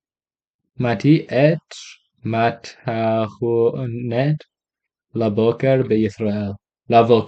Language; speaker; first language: Hebrew; early bilingual, heritage; English